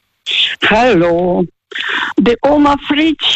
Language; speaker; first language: German; non-native, fluent; Russian